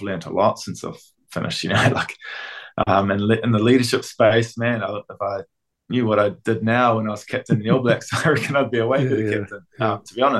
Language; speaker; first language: English; native; English